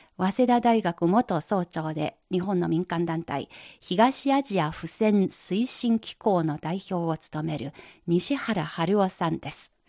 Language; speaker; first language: Japanese; non-native, fluent; Chinese